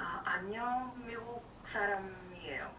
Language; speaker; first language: Korean; non-native, learner; English